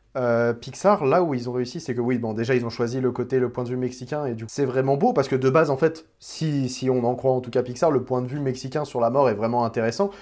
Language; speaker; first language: French; native; French